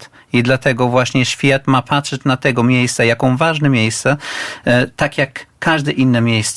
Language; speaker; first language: Polish; non-native, fluent; Arabic